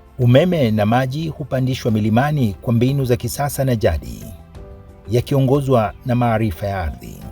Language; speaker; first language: Swahili; native; Swahili